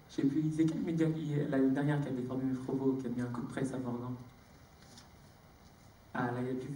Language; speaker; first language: French; native; French